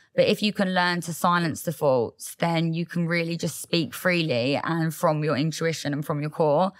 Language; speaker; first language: English; native; English